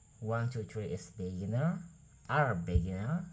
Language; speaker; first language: English; non-native, learner; Indonesian